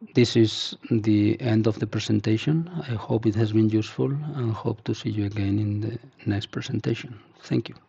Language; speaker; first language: English; non-native, fluent; Spanish